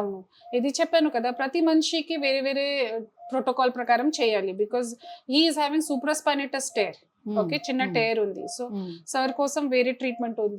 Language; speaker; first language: Telugu; non-native, fluent; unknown